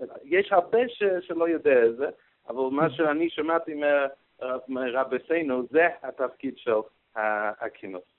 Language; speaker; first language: Hebrew; non-native, learner; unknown